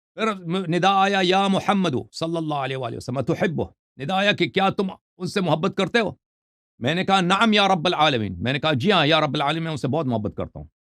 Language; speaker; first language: Urdu; native; Urdu